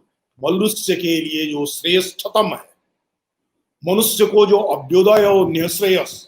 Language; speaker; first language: Hindi; native; Hindi